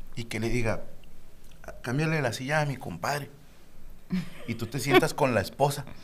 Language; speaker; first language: Spanish; native; Spanish